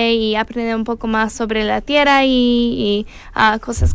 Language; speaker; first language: Spanish; non-native, learner; English